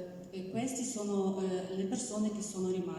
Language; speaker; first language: Italian; non-native, learner; Ukrainian